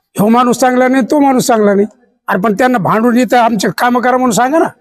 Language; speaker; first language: Marathi; non-native, local second language; Lambadi